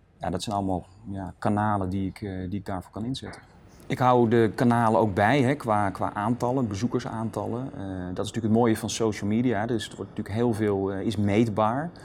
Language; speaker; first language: Dutch; native; Dutch